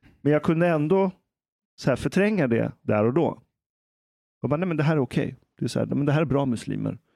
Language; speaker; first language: Swedish; early bilingual, other home language; Persian